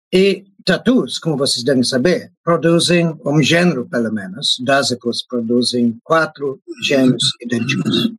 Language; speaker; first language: Portuguese; non-native, fluent; English